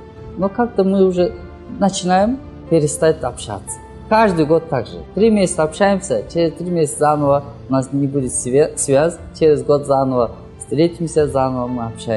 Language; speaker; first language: Russian; non-native, learner; Kyrgyz